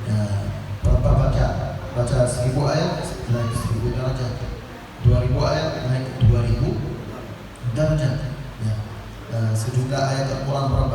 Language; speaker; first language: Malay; non-native, learner; Arabic